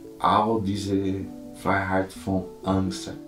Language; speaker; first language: German; non-native, learner; Portuguese